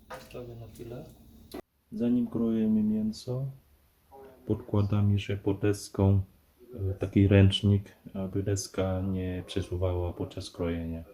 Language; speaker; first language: Polish; non-native, fluent; Vietnamese